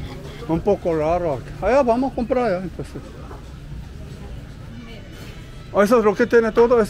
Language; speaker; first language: Spanish; non-native, learner; Korean